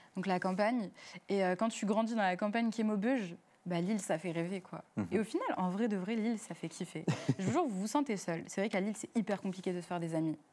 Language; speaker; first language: French; early bilingual, other home language; Arabic